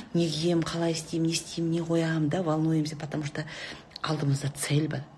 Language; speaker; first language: Russian; non-native, local second language; Kazakh